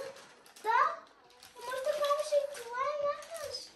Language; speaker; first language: Bulgarian; early bilingual, heritage; Bulgarian